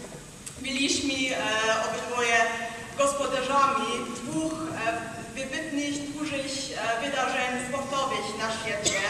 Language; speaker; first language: Polish; non-native, learner; English